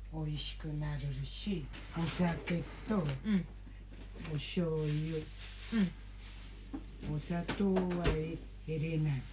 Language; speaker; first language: Japanese; native; Japanese